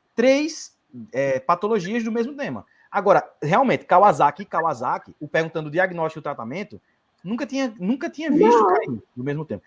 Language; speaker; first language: Portuguese; native; Portuguese